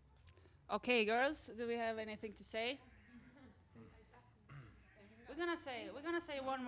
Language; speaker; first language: English; non-native, fluent; Estonian